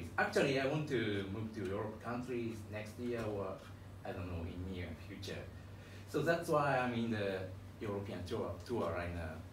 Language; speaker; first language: English; non-native, learner; Japanese